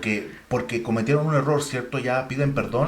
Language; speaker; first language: Spanish; native; Spanish